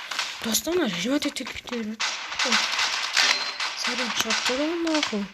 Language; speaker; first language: Russian; non-native, local second language; Kazakh